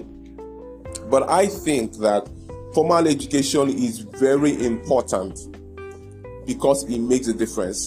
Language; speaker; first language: English; non-native, local second language; Igbo